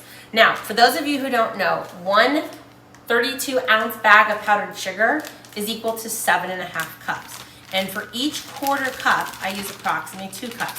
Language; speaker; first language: English; native; English